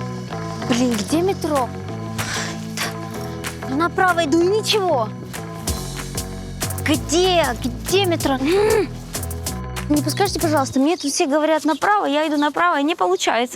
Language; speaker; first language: Russian; native; Russian